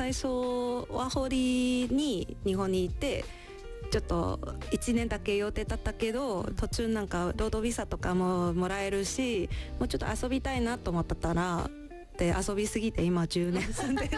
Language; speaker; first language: Japanese; non-native, learner; Chinese